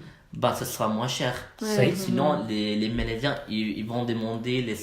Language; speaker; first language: French; non-native, learner; Malay